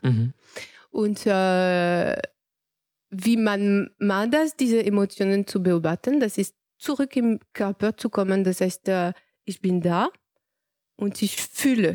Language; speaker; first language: German; non-native, fluent; French